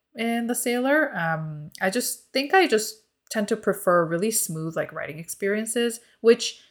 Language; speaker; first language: English; early bilingual, other home language; Korean